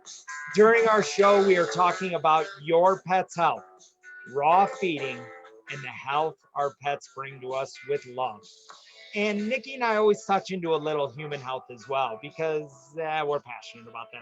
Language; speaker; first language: English; native; English